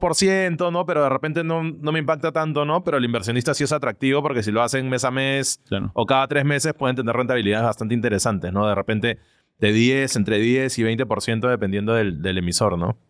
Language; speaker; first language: Spanish; native; Spanish